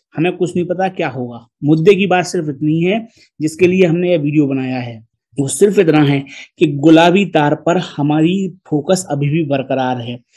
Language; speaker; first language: Hindi; native; Hindi